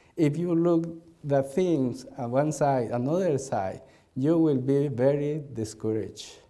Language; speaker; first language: English; non-native, learner; Spanish